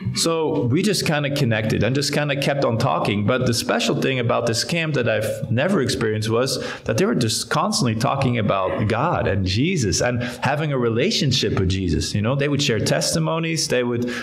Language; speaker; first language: English; non-native, fluent; Dutch